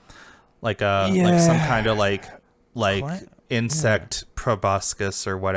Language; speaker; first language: English; native; English